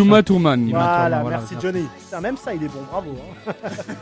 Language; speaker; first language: French; native; French